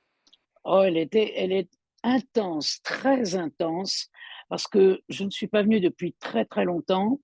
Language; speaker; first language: French; native; French